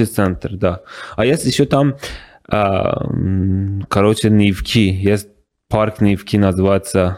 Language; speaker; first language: Russian; non-native, learner; Persian